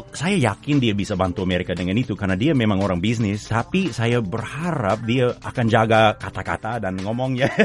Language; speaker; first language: Indonesian; non-native, fluent; English